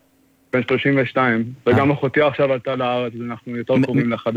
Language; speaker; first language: Hebrew; early bilingual, heritage; English